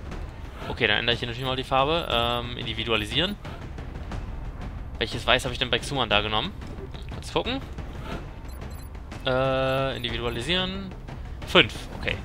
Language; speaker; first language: German; native; German